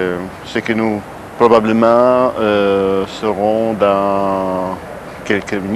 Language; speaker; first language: French; non-native, fluent; Italian